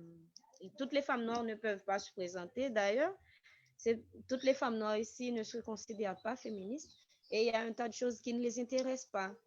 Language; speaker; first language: French; non-native, local second language; Haitian Creole